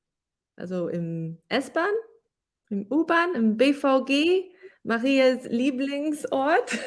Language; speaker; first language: German; non-native, fluent; English